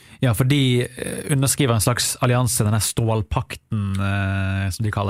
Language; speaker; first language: Norwegian; native; Norwegian